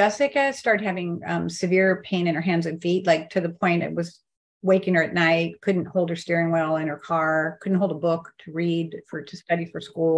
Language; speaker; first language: English; native; English